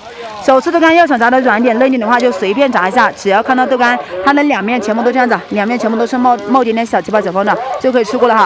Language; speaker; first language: Chinese; native; Chinese